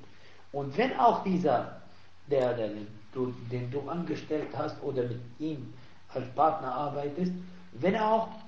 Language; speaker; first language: German; non-native, fluent; Arabic